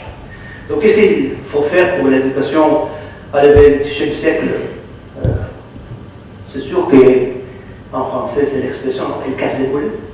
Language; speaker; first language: French; non-native, fluent; Catalan